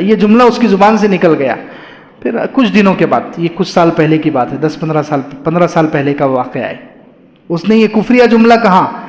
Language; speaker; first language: Urdu; native; Urdu